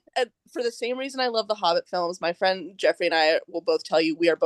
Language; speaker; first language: English; native; English